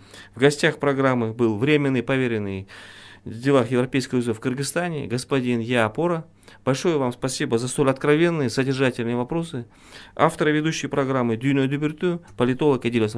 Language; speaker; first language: Russian; non-native, local second language; Kyrgyz